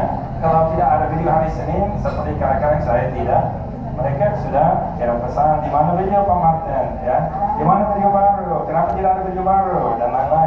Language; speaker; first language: Indonesian; non-native, fluent; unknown